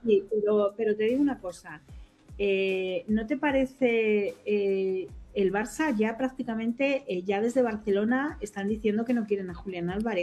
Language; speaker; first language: Spanish; native; Spanish